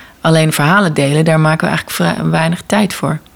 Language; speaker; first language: Dutch; native; Dutch